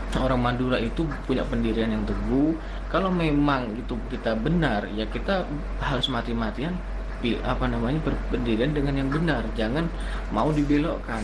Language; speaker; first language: Indonesian; non-native, local second language; Madurese